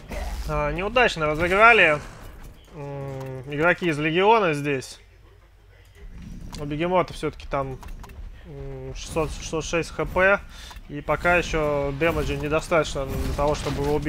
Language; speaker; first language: Russian; native; Russian